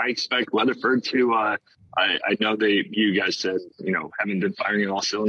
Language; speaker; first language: English; native; English